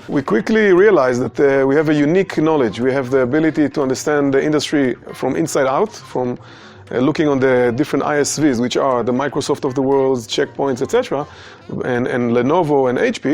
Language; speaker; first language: English; non-native, fluent; Hebrew